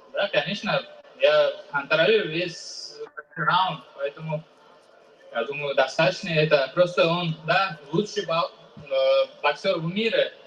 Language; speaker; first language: Russian; non-native, fluent; Uzbek